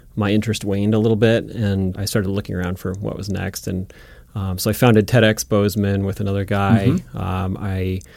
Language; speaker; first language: English; native; English